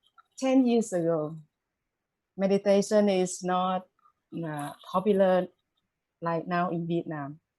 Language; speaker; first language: English; non-native, learner; Vietnamese